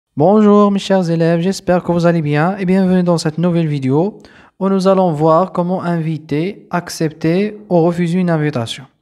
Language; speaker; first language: French; non-native, local second language; Arabic